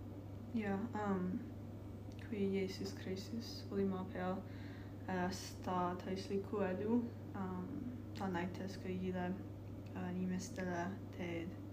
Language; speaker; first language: Estonian; non-native, learner; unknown